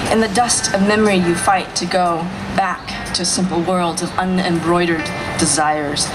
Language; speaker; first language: English; early bilingual, other home language; Vietnamese